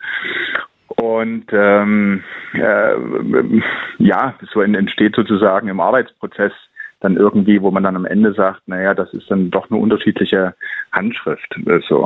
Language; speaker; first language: German; native; German